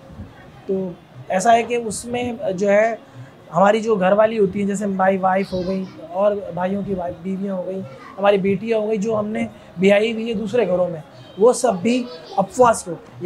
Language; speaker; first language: Urdu; non-native, local second language; Gujarati